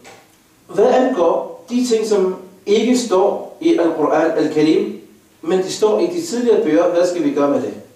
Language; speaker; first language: Danish; non-native, fluent; Arabic